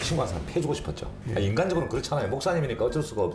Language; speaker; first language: Korean; native; Korean